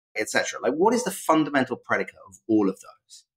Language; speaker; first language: English; native; English